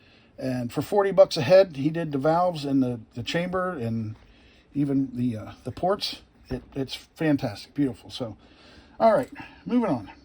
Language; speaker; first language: English; native; English